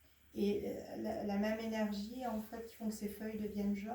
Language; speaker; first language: French; native; French